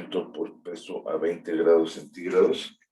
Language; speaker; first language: Spanish; native; Spanish